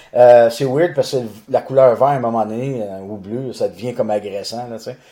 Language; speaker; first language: French; native; French